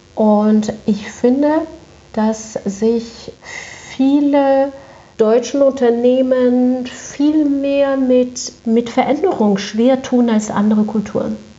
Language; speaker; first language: German; non-native, fluent; French